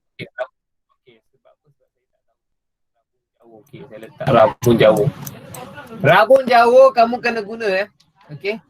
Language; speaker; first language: Malay; non-native, local second language; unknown